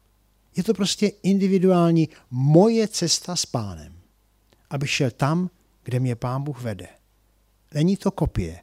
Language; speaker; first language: Czech; native; Czech